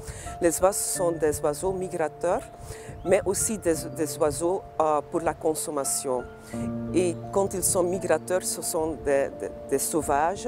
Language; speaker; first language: French; non-native, local second language; Dutch